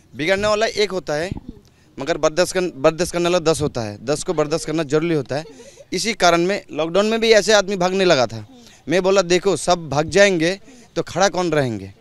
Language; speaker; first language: Hindi; non-native, local second language; Bangla